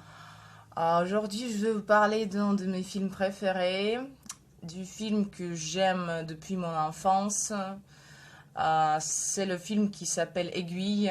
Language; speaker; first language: French; non-native, fluent; Russian